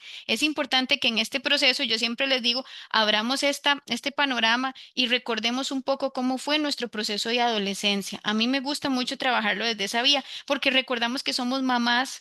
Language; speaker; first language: Spanish; native; Spanish